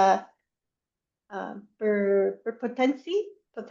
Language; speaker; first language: Indonesian; non-native, learner; English